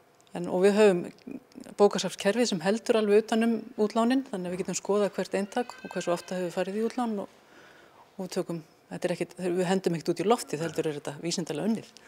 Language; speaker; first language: Icelandic; native; Icelandic